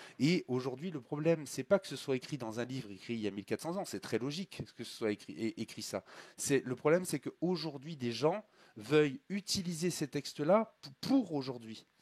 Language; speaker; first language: French; native; French